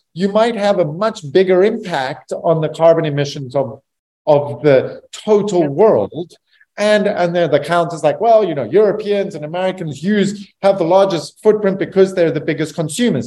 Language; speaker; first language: English; native; English